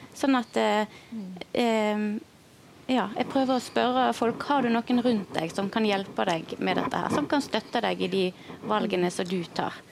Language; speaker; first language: Norwegian; native; Norwegian